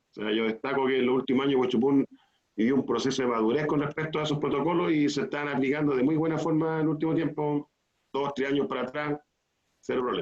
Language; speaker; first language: Spanish; native; Spanish